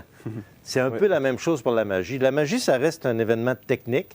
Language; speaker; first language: French; native; French